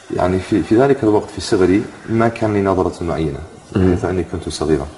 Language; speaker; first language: Arabic; non-native, fluent; English